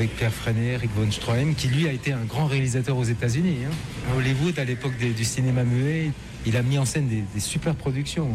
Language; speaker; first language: French; native; French